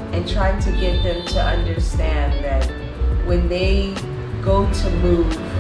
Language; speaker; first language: English; native; English